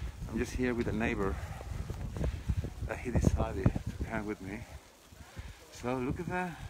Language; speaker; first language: English; non-native, fluent; Spanish